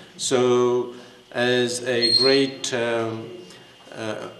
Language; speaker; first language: English; native; English